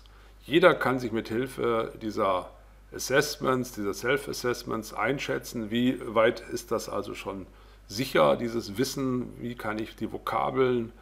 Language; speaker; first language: German; native; German